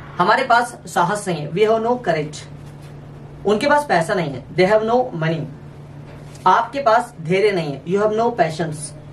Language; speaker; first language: Hindi; native; Hindi